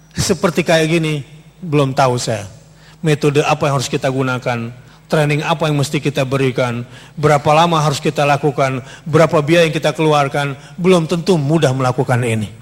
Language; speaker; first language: Indonesian; native; Indonesian